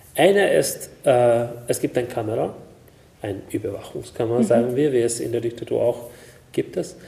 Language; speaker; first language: German; non-native, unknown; Hungarian